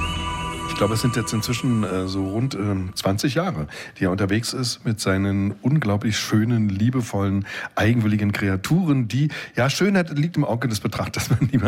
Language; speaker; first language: German; native; German